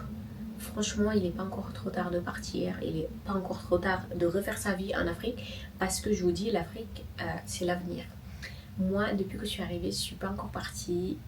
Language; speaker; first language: French; non-native, local second language; Wolof